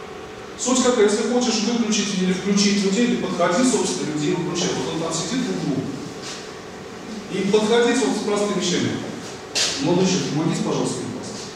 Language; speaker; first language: Russian; native; Russian